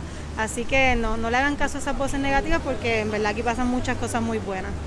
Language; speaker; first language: Spanish; native; Spanish